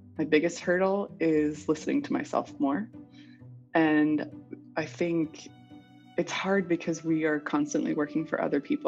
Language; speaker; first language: English; native; English